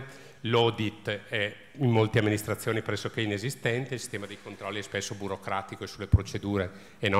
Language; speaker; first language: Italian; native; Italian